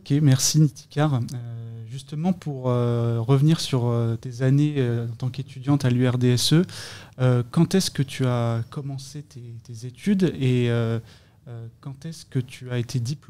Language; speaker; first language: French; native; French